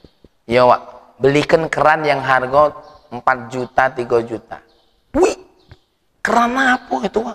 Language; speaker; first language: Indonesian; native; Indonesian